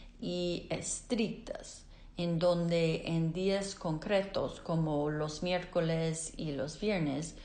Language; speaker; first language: Spanish; non-native, fluent; English